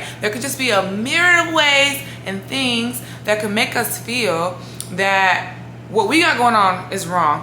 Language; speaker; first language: English; native; English